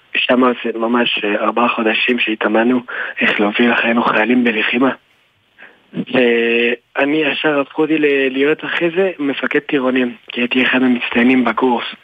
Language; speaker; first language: Hebrew; early bilingual, other home language; French